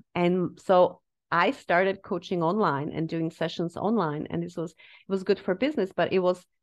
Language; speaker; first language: English; non-native, fluent; Slovak